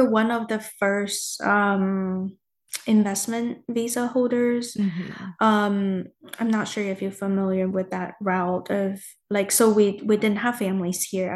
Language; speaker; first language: English; non-native, fluent; Chinese